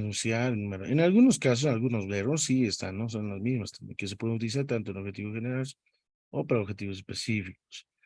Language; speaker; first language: Spanish; native; Spanish